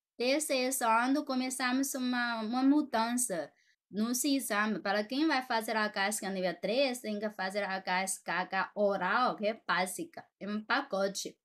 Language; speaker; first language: Portuguese; non-native, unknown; Chinese